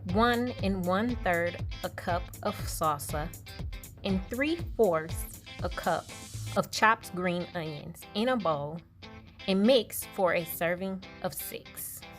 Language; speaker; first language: English; native; English